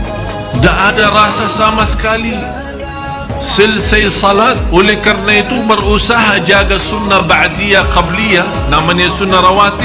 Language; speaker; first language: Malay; non-native, fluent; Arabic